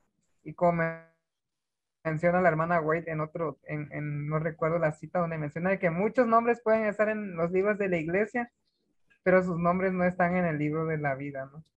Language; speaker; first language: Spanish; native; Spanish